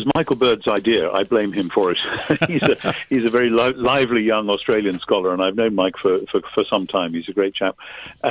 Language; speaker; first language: English; native; English